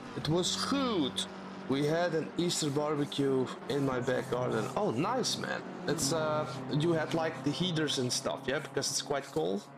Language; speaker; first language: English; non-native, fluent; Dutch